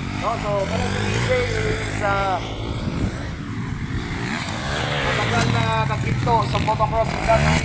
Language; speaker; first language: Filipino; non-native, local second language; Cebuano